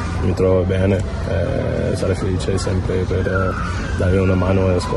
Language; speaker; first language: Italian; non-native, learner; English